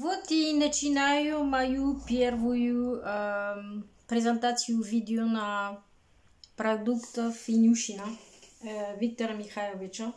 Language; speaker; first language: Russian; non-native, learner; Bulgarian